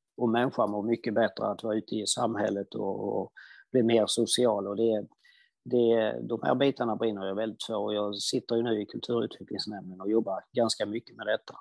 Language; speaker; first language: Swedish; native; Swedish